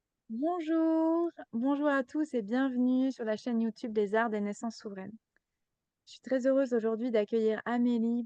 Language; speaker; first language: French; native; French